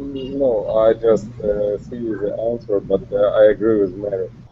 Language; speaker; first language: English; non-native, learner; Russian